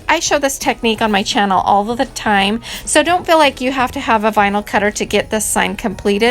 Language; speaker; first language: English; native; English